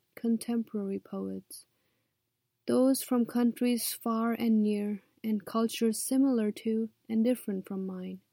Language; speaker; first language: English; non-native, local second language; Nepali